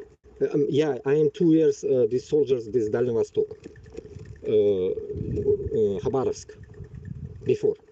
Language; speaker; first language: English; non-native, learner; Bashkir